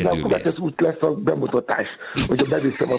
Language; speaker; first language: Hungarian; non-native, fluent; Yoruba